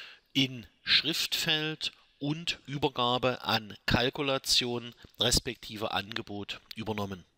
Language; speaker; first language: German; native; German